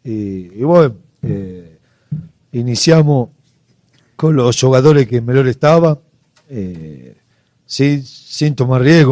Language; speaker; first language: Portuguese; non-native, local second language; Spanish